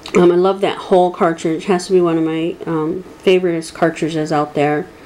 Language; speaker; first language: English; native; English